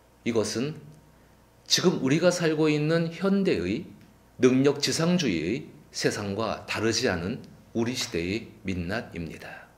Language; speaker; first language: Korean; native; Korean